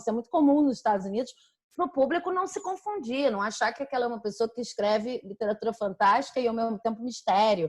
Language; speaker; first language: Portuguese; native; Portuguese